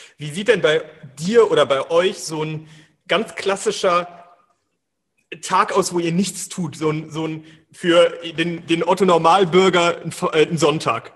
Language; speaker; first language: German; native; German